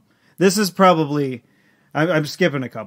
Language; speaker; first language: English; native; English